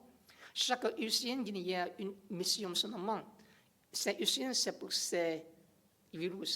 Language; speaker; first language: French; non-native, learner; English